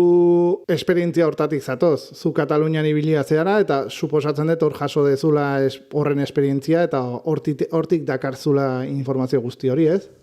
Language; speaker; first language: Basque; native; Basque